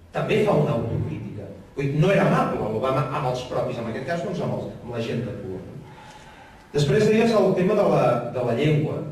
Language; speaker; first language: Catalan; native; Catalan